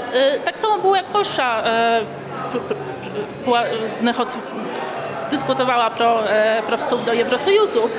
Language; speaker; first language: Polish; non-native, learner; Ukrainian